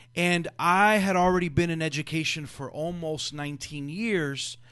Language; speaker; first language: English; early bilingual, other home language; Spanish